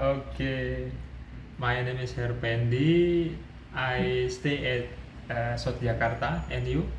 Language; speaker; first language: English; non-native, learner; Indonesian